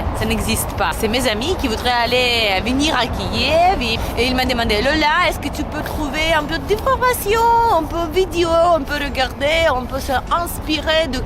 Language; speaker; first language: French; non-native, learner; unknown